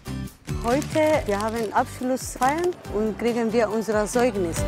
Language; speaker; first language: German; non-native, learner; Somali